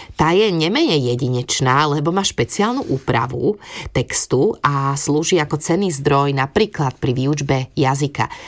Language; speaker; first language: Slovak; native; Slovak